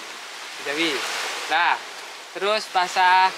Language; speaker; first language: Indonesian; native; Indonesian